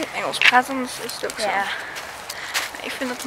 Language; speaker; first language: Dutch; native; Dutch